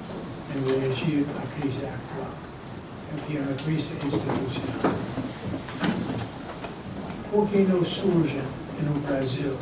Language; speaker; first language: Portuguese; non-native, fluent; Spanish